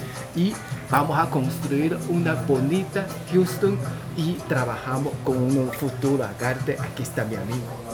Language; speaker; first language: Spanish; non-native, learner; Chinese